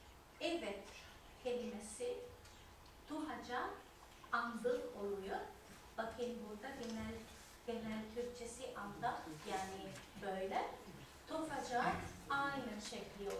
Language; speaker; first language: Turkish; non-native, fluent; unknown